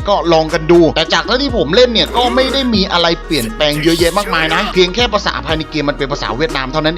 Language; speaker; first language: Thai; native; Thai